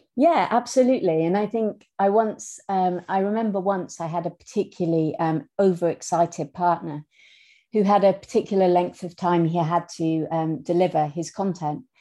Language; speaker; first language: English; native; English